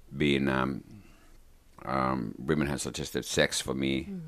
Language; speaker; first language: English; non-native, fluent; Finnish